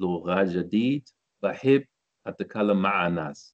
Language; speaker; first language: Arabic; non-native, learner; English